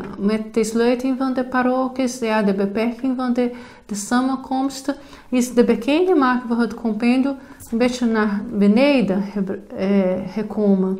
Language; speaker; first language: Dutch; non-native, fluent; Portuguese